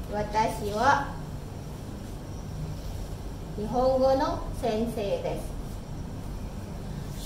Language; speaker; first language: Japanese; non-native, fluent; Indonesian